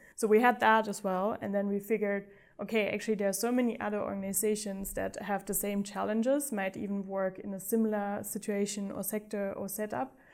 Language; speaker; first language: English; non-native, fluent; German